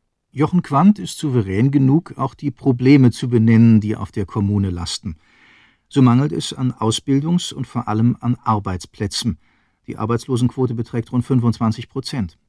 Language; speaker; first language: German; native; German